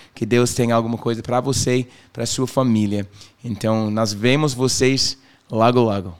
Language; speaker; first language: Portuguese; non-native, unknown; English